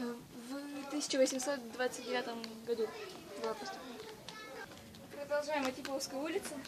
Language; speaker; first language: Russian; native; Russian